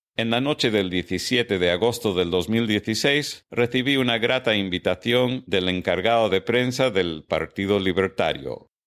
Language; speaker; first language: Spanish; non-native, fluent; English